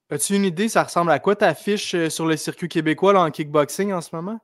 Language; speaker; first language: French; native; French